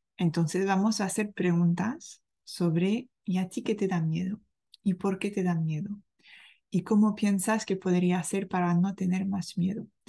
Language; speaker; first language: Spanish; non-native, fluent; French